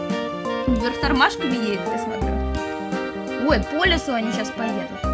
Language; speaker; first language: Russian; native; Russian